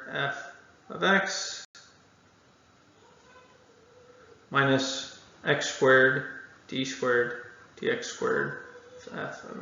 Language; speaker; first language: English; native; English